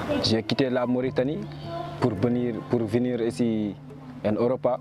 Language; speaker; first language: French; non-native, local second language; Wolof